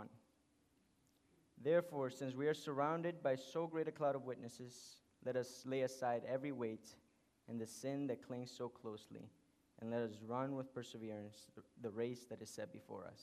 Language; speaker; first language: English; non-native, fluent; Spanish